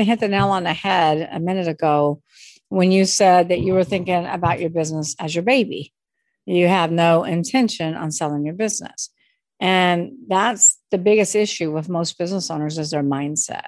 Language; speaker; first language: English; native; English